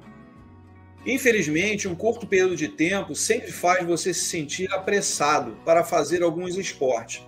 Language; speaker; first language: Portuguese; native; Portuguese